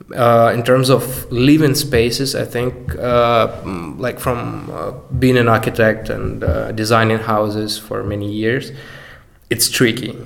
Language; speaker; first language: English; non-native, fluent; Ukrainian